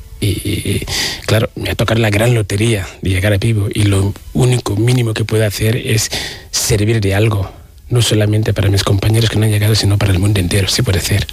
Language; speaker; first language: Spanish; non-native, fluent; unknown